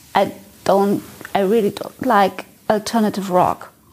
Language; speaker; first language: English; non-native, fluent; German